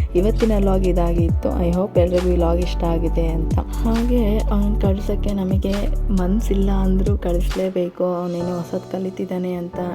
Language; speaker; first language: Kannada; native; Kannada